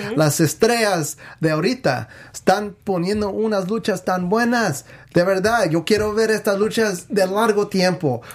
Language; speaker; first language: Spanish; native; Spanish